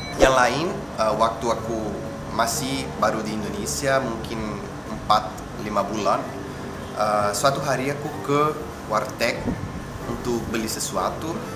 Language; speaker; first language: Indonesian; non-native, fluent; Portuguese